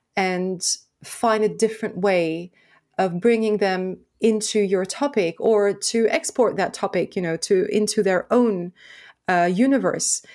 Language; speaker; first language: English; non-native, fluent; French